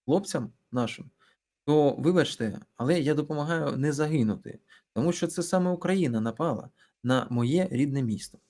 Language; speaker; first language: Ukrainian; non-native, local second language; Russian